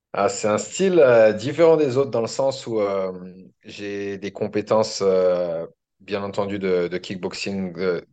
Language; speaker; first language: French; native; French